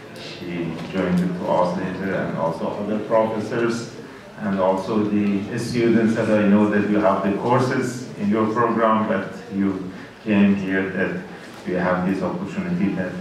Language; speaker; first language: English; non-native, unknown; Persian